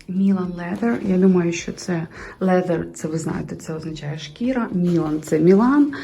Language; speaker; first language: Ukrainian; native; Ukrainian